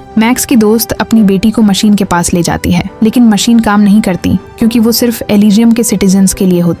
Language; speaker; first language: Hindi; native; Hindi